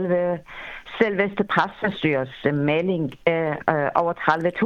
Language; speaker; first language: Danish; non-native, fluent; Persian